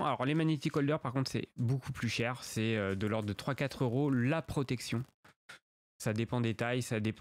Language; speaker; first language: French; native; French